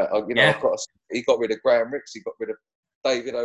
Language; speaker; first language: English; native; English